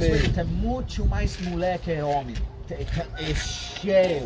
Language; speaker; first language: Portuguese; non-native, fluent; English